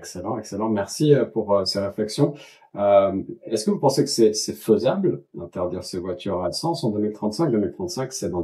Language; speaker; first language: French; native; French